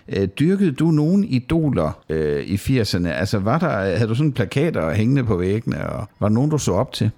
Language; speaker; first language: Danish; native; Danish